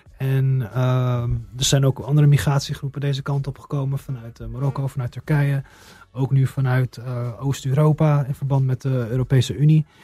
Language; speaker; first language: Dutch; early bilingual, heritage; Dutch